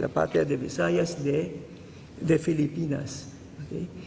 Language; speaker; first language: Spanish; non-native, fluent; Filipino